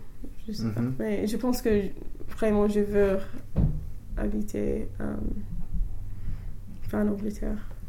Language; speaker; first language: French; non-native, fluent; English